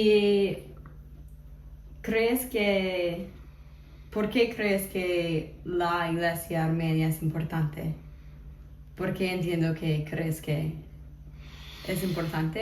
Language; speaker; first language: Spanish; non-native, fluent; English